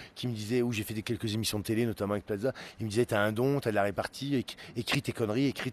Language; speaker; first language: French; native; French